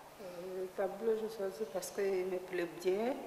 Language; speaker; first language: French; non-native, learner; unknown